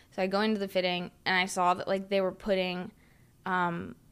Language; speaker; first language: English; native; English